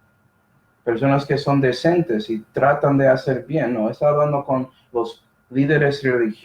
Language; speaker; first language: Spanish; non-native, fluent; English